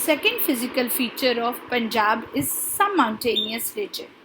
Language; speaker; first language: English; non-native, local second language; Punjabi